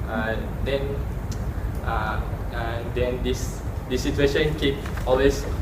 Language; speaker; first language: English; non-native, local second language; Malay